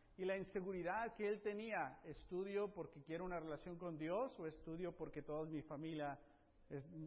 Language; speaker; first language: Spanish; early bilingual, heritage; Spanish